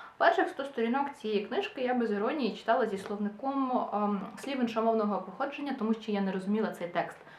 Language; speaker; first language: Ukrainian; non-native, local second language; Russian